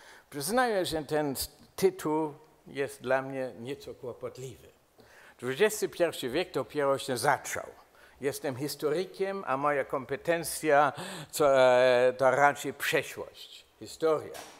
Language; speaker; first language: Polish; non-native, fluent; German